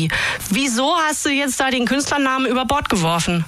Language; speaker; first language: German; native; German